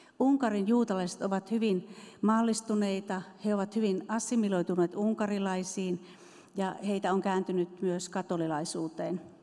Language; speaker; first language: Finnish; native; Finnish